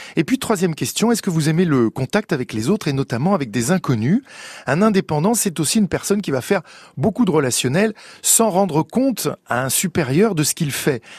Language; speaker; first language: French; native; French